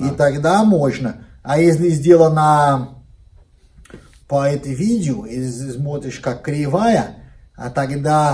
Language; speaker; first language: Russian; non-native, learner; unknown